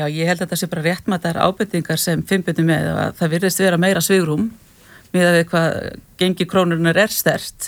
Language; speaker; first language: Icelandic; native; Icelandic